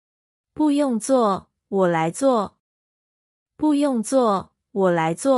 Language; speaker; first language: Chinese; non-native, fluent; Khmer